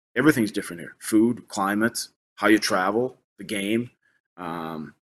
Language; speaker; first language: English; non-native, fluent; Swedish